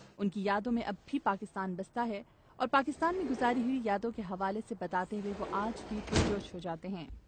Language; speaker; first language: Urdu; native; Urdu